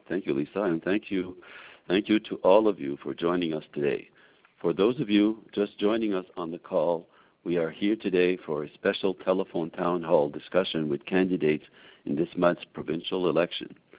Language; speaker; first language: English; native; English